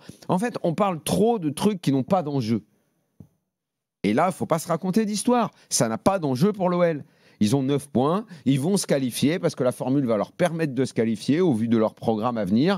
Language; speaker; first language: French; native; French